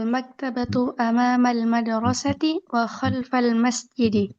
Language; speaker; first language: Arabic; non-native, learner; Indonesian